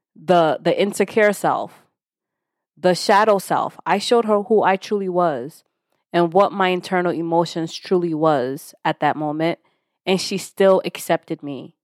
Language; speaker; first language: English; early bilingual, other home language; Yoruba